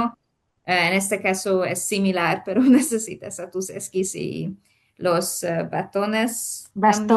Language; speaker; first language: Spanish; non-native, fluent; Hungarian